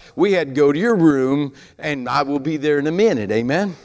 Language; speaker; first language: English; native; English